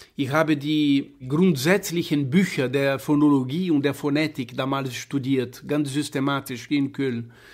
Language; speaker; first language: German; non-native, fluent; Portuguese